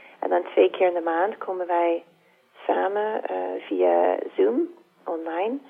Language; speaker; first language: Dutch; non-native, fluent; English